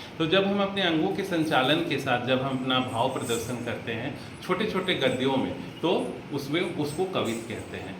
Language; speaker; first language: Hindi; non-native, local second language; Bangla